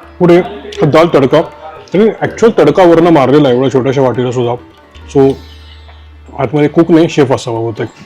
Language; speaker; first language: Marathi; native; Marathi